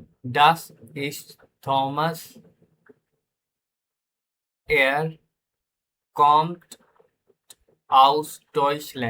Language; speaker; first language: German; non-native, fluent; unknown